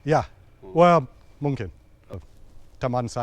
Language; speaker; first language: Indonesian; non-native, learner; English